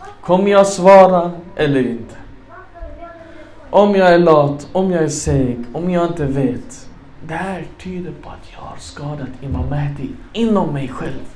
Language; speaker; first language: Swedish; non-native, fluent; Arabic